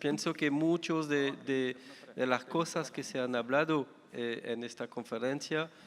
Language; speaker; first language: Spanish; non-native, fluent; French